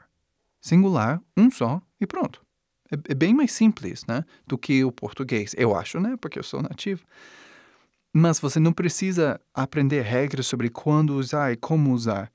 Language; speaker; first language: Portuguese; non-native, fluent; English